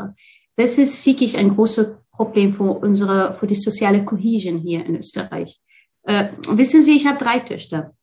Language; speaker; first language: German; non-native, fluent; Arabic